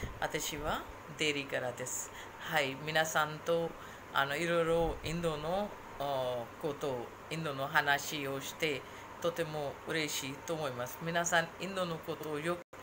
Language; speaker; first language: Japanese; non-native, fluent; Hindi